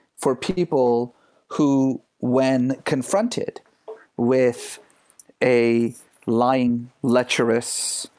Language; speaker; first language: English; early bilingual, other home language; Persian